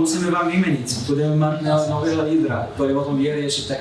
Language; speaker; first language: Slovak; non-native, fluent; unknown